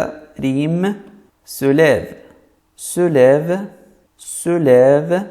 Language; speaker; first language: French; non-native, fluent; Arabic